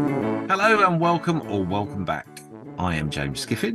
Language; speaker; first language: English; native; English